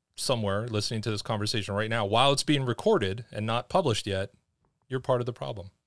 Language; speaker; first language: English; native; English